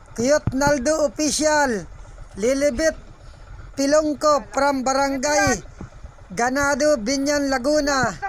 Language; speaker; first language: Filipino; native; Filipino